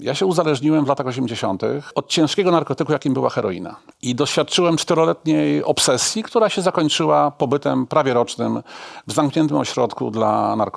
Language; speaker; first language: Polish; native; Polish